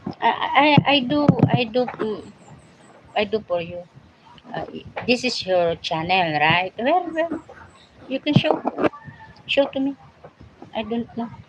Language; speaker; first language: English; non-native, learner; Filipino